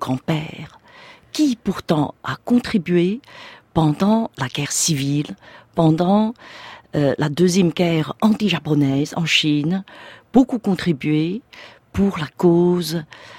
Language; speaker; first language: French; non-native, fluent; Chinese